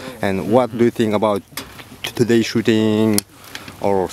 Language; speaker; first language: English; non-native, learner; Russian